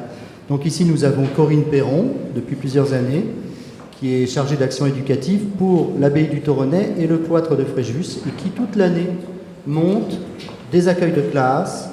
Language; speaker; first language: French; native; French